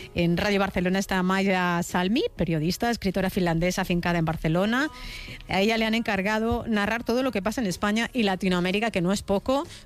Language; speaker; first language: Spanish; native; Spanish